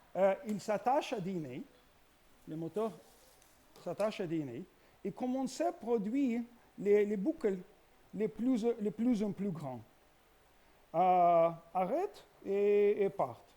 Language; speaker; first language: French; non-native, learner; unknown